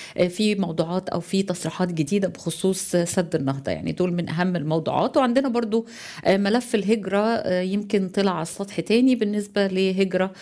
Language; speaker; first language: Arabic; native; Arabic